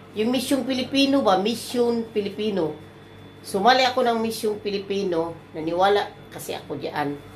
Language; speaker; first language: Filipino; non-native, local second language; Cebuano